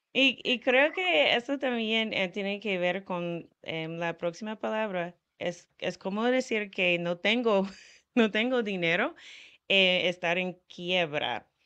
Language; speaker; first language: Spanish; non-native, fluent; English